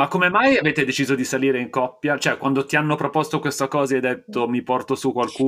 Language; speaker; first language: Italian; native; Italian